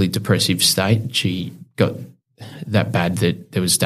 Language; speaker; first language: English; native; English